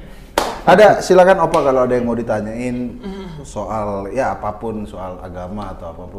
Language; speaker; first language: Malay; non-native, fluent; Korean